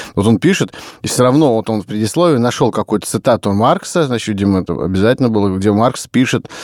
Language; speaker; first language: Russian; native; Russian